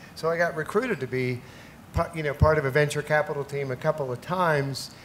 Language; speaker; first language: English; native; English